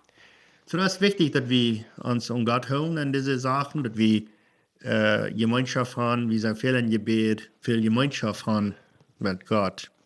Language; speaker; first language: German; non-native, learner; Plautdietsch